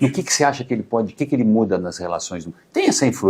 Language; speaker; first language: Portuguese; native; Portuguese